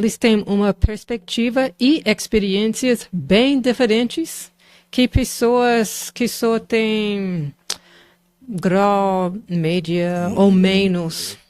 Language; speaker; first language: Portuguese; non-native, fluent; English